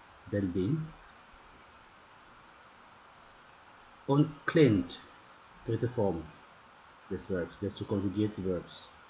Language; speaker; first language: German; native; German